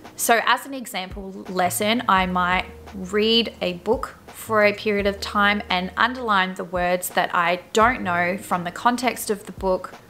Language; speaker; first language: English; native; English